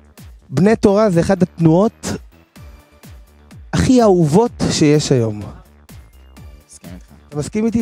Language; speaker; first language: Hebrew; native; Hebrew